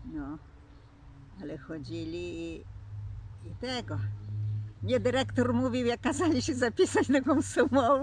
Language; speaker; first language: Polish; early bilingual, heritage; Polish